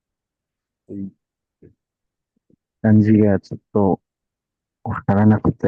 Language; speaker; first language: Japanese; non-native, learner; Indonesian